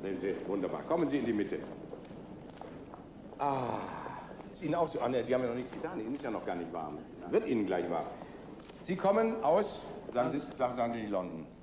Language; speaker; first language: German; native; German